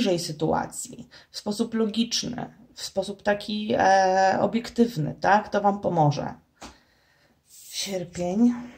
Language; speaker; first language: Polish; native; Polish